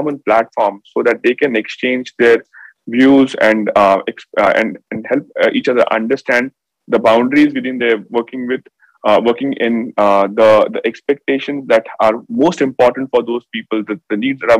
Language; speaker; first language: English; non-native, local second language; Marathi